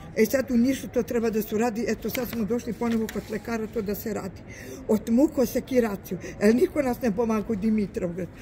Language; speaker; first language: Serbian; non-native, local second language; Albanian